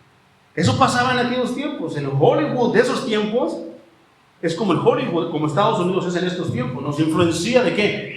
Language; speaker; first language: Spanish; native; Spanish